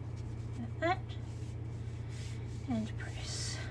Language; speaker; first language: English; native; English